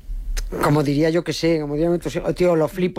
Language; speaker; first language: Spanish; native; Spanish